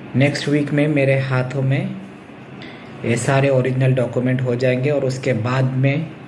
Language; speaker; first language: Hindi; non-native, local second language; Urdu